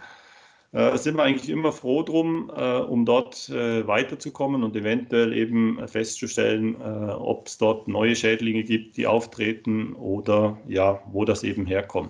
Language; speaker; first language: German; native; German